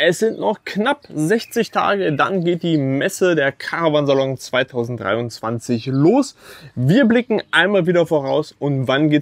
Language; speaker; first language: German; native; German